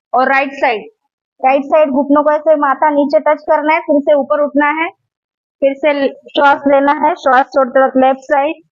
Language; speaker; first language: Hindi; non-native, local second language; Marathi